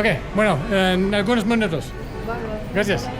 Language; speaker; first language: Spanish; non-native, learner; English